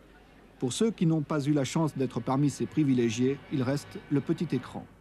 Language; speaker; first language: French; native; French